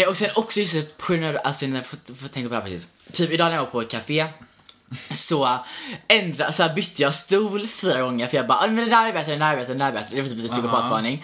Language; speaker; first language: Swedish; native; Swedish